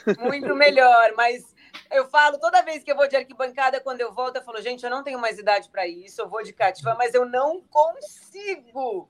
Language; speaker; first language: Portuguese; native; Portuguese